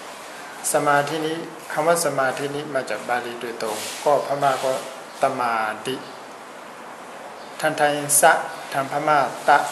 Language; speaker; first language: Thai; non-native, fluent; Burmese